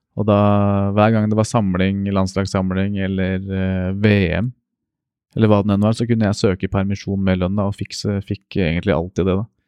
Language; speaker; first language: Norwegian; native; Norwegian